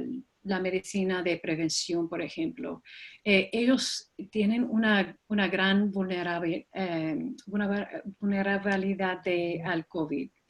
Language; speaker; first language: Spanish; non-native, fluent; English